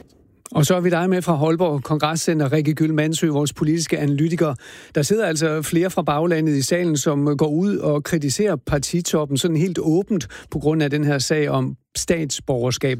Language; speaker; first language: Danish; native; Danish